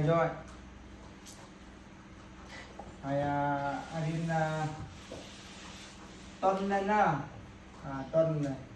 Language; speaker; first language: Vietnamese; non-native, local second language; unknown